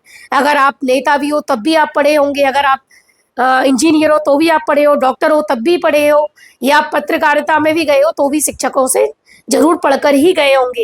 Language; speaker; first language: Hindi; native; Hindi